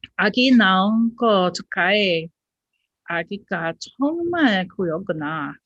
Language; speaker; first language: Korean; non-native, learner; English